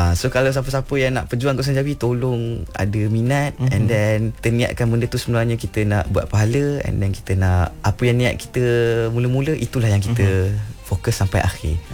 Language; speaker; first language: Malay; native; Malay